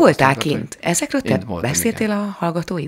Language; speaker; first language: Hungarian; native; Hungarian